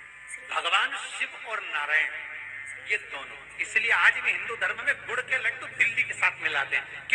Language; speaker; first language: Hindi; native; Hindi